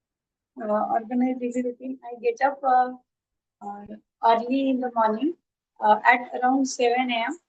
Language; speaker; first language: English; non-native, learner; Hindi